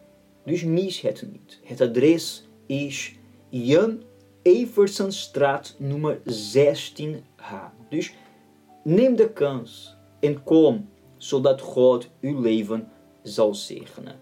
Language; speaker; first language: Dutch; non-native, fluent; Portuguese